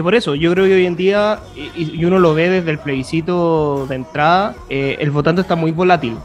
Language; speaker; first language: Spanish; native; Spanish